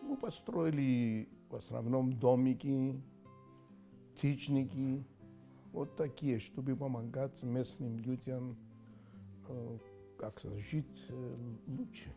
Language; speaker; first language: Russian; non-native, fluent; Greek